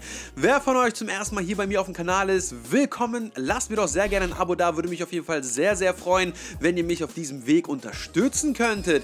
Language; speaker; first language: German; native; German